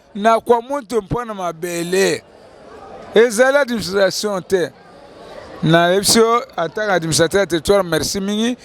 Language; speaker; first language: Lingala; non-native, local second language; Kituba (Democratic Republic of Congo)